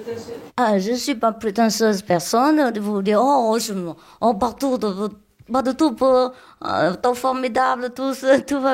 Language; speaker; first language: French; non-native, learner; Chinese